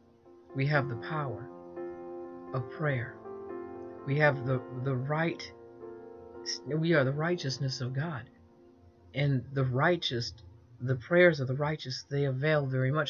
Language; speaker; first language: English; native; English